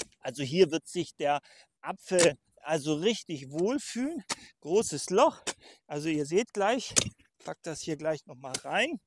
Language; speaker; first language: German; native; German